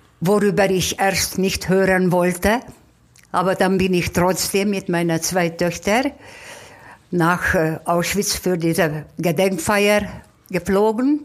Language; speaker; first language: German; non-native, fluent; Hungarian